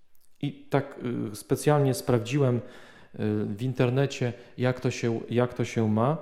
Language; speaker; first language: Polish; native; Polish